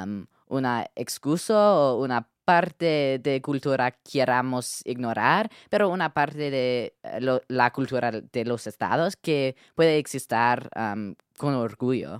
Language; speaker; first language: Spanish; non-native, learner; English